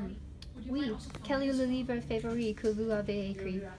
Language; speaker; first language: French; non-native, learner; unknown